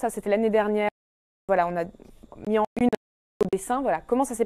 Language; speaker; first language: French; native; French